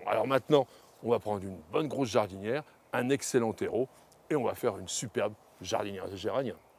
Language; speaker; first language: French; native; French